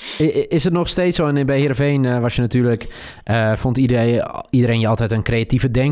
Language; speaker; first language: Dutch; native; Dutch